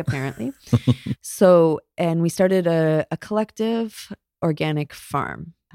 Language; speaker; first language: English; native; English